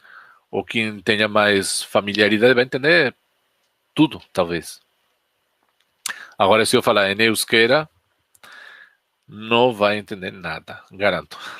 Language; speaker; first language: Portuguese; non-native, fluent; Spanish